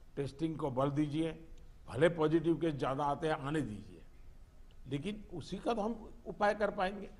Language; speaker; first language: Hindi; non-native, local second language; Gujarati